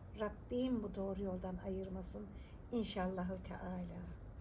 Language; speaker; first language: Turkish; native; Turkish